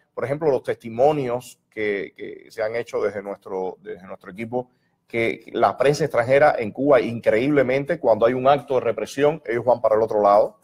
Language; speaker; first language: Spanish; native; Spanish